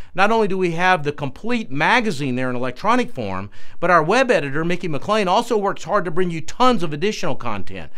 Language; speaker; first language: English; native; English